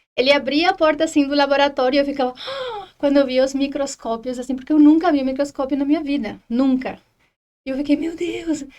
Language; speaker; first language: Portuguese; non-native, fluent; Spanish